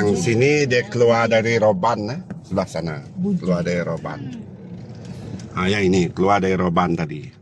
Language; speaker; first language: Malay; native; Malay